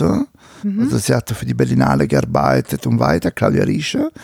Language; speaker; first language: German; non-native, fluent; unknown